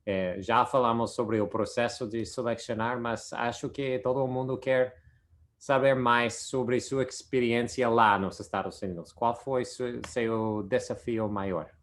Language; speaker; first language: Portuguese; non-native, fluent; English